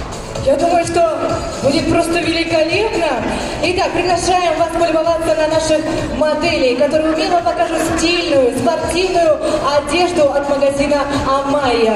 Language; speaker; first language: Russian; native; Russian